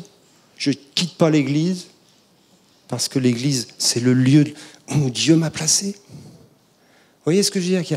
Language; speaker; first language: French; native; French